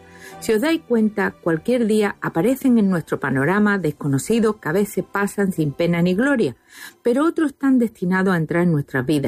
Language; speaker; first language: Spanish; native; Spanish